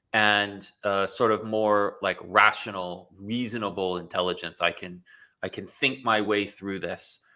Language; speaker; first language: English; native; English